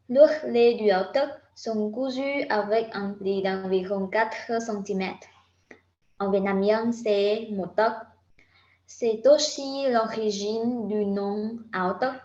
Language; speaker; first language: French; non-native, learner; Vietnamese